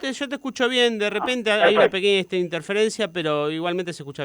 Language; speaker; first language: Spanish; native; Spanish